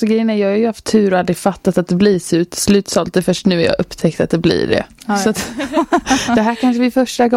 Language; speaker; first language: Swedish; native; Swedish